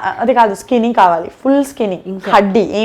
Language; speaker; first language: Telugu; non-native, learner; Gujarati